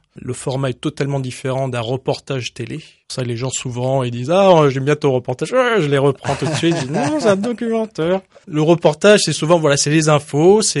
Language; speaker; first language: French; early bilingual, heritage; English